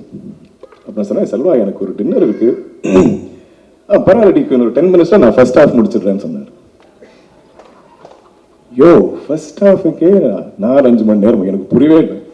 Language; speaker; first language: Tamil; non-native, local second language; Malayalam